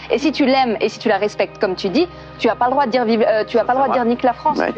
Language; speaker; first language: French; native; French